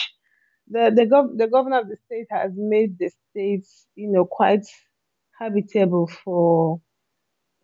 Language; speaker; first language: English; non-native, local second language; Igbo